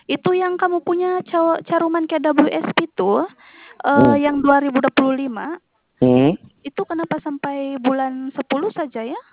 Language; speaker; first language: Indonesian; non-native, local second language; Malay